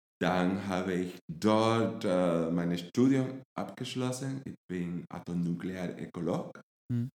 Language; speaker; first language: German; non-native, fluent; Spanish